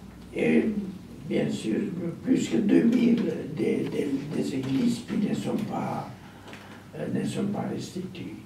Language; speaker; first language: French; non-native, learner; Romanian